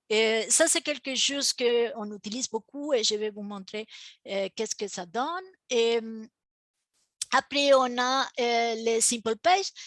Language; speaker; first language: French; non-native, fluent; Spanish